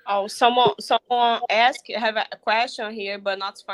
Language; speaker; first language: English; non-native, learner; Portuguese